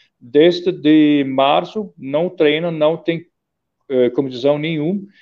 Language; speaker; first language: Portuguese; non-native, fluent; Danish